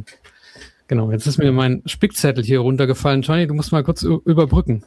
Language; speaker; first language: German; native; German